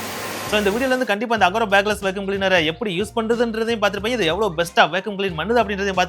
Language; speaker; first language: Tamil; native; Tamil